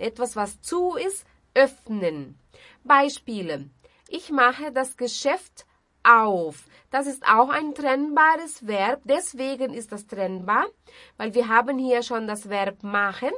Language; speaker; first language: German; non-native, fluent; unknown